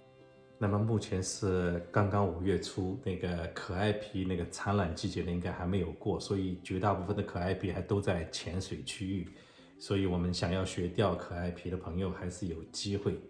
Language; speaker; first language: Chinese; native; Chinese